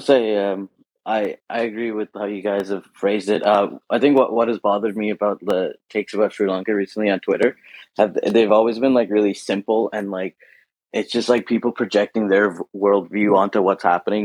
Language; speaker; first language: English; native; English